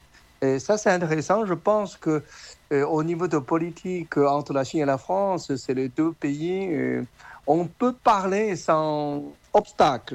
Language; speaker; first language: French; non-native, fluent; Chinese